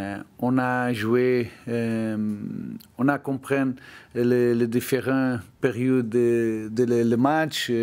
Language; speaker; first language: French; non-native, learner; Portuguese